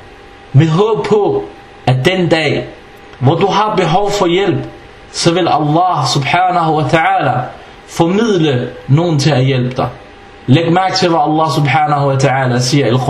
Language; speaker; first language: Danish; non-native, fluent; Arabic